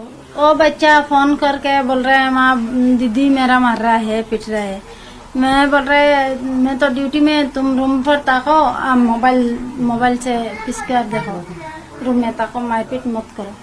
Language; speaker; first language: Hindi; non-native, local second language; Bangla